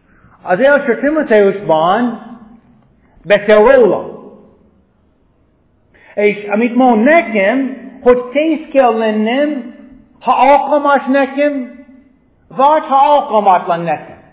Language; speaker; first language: Hungarian; non-native, fluent; English